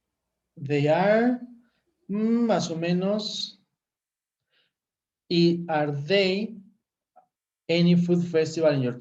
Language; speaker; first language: English; non-native, fluent; Spanish